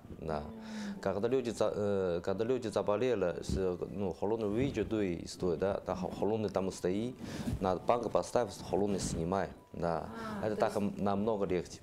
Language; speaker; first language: Russian; non-native, learner; Chinese